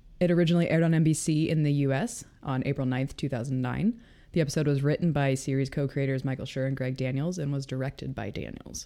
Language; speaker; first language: English; native; English